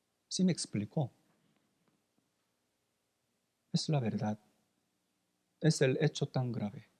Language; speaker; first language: Spanish; non-native, fluent; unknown